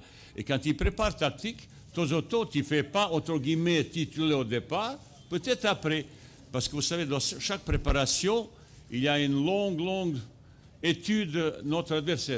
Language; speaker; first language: French; non-native, fluent; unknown